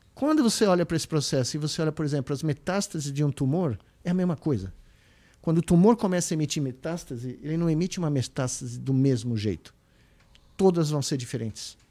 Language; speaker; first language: Portuguese; native; Portuguese